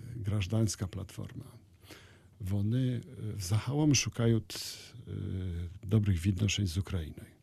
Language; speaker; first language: Ukrainian; non-native, learner; Polish